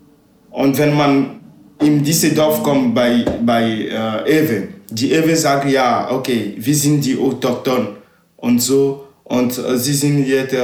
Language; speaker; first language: German; non-native, learner; Ewe